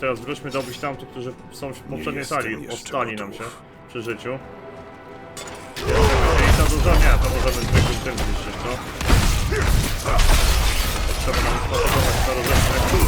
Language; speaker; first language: Polish; native; Polish